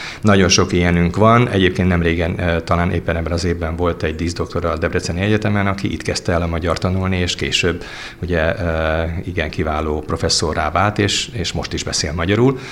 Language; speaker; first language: Hungarian; native; Hungarian